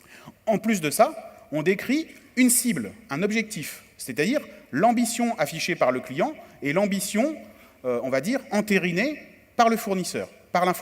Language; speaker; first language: French; native; French